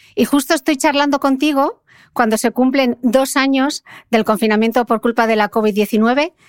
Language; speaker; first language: Spanish; native; Spanish